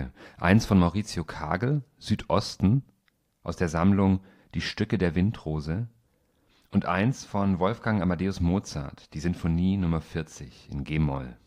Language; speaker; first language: German; native; German